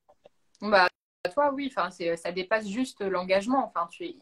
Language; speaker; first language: French; native; French